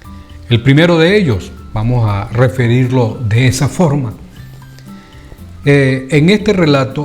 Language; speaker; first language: Spanish; native; Spanish